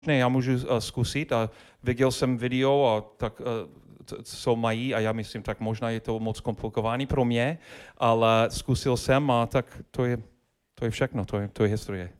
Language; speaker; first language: Czech; non-native, learner; English